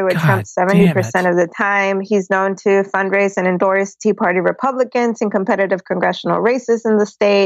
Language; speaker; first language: English; native; English